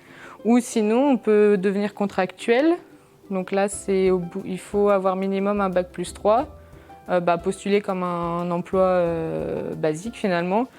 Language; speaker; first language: French; native; French